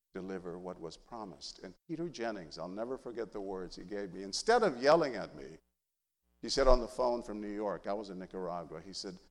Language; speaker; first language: English; early bilingual, other home language; Spanish